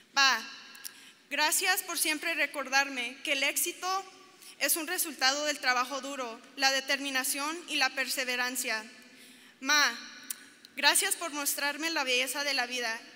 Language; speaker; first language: Spanish; early bilingual, other home language; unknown